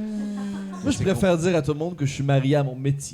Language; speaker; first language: French; native; French